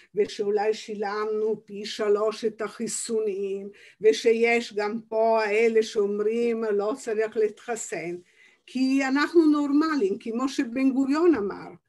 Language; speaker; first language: Hebrew; non-native, fluent; Italian